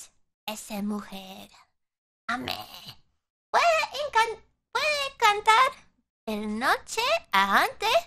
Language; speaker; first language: Spanish; non-native, learner; English